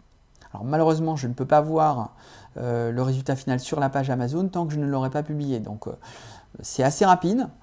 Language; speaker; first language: French; native; French